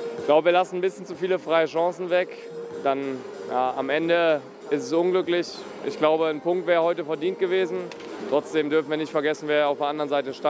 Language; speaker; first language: German; native; German